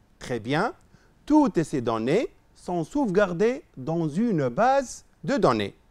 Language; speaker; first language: French; non-native, local second language; Arabic